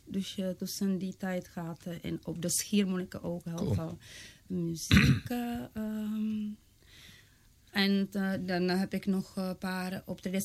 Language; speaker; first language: Dutch; non-native, fluent; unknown